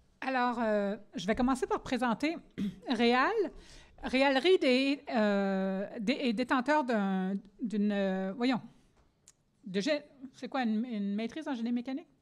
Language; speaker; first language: French; native; French